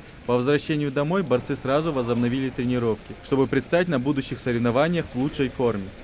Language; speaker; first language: Russian; native; Russian